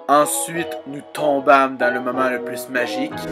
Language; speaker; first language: French; native; French